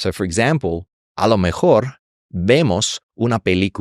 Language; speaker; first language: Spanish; non-native, fluent; English